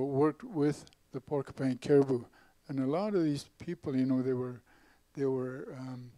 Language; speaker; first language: English; native; English